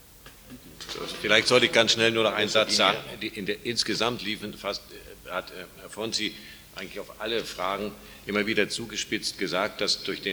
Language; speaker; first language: German; native; German